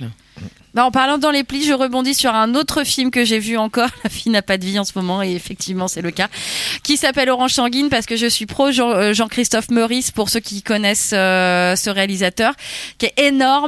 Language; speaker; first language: French; native; French